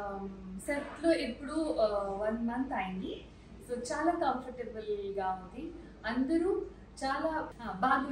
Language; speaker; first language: Telugu; non-native, learner; Kannada